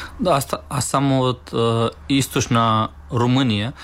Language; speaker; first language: Bulgarian; non-native, learner; Romanian